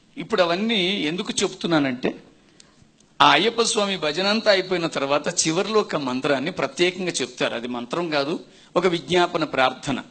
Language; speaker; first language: Telugu; non-native, fluent; Tamil